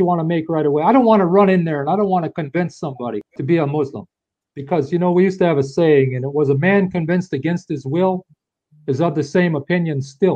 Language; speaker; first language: English; native; English